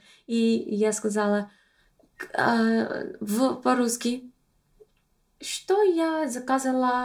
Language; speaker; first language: Russian; non-native, learner; English